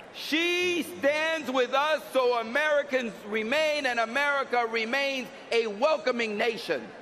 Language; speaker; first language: English; early bilingual, other home language; Spanish